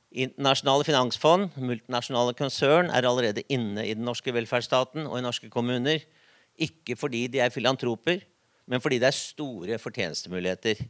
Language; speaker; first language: Norwegian; native; Norwegian